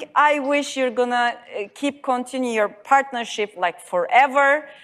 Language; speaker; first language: English; non-native, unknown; Turkish